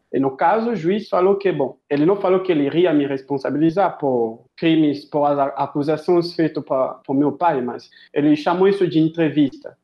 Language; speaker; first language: Portuguese; non-native, fluent; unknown